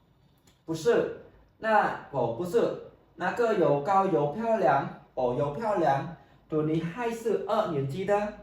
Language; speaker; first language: Chinese; non-native, fluent; Khmer